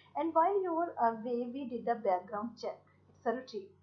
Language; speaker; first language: English; non-native, local second language; Punjabi